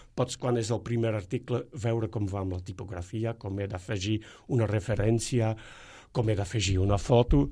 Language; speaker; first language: Catalan; non-native, fluent; Dutch